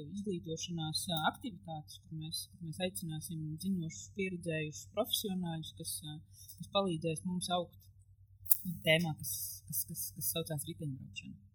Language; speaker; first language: Latvian; native; Latvian